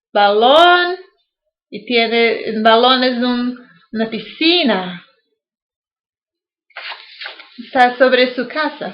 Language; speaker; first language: Spanish; non-native, learner; English